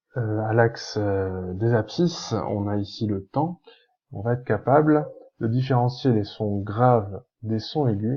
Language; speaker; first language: French; native; French